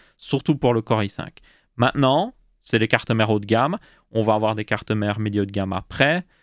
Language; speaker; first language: French; native; French